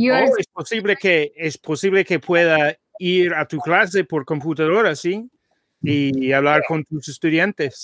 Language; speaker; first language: Spanish; non-native, learner; English